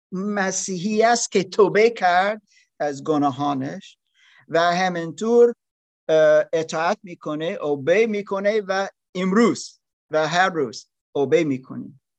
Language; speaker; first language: Persian; non-native, learner; German